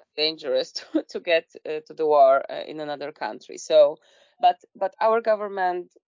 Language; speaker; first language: English; non-native, fluent; Polish